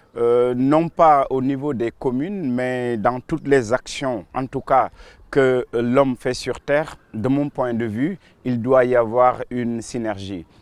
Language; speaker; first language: French; non-native, local second language; Wolof